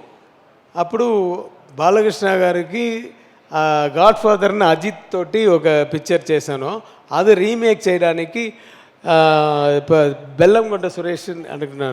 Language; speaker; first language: Telugu; non-native, learner; Tamil